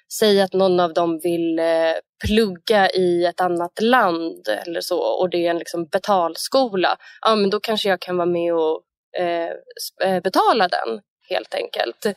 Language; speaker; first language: Swedish; native; Swedish